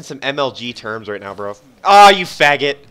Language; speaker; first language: English; native; English